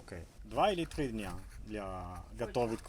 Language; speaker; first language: Russian; non-native, learner; Italian